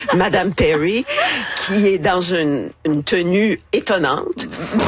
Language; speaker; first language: French; native; French